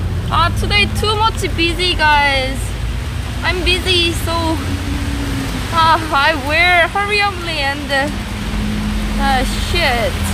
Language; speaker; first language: English; non-native, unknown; Korean